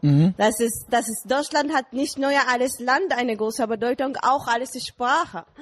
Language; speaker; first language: German; non-native, learner; Arabic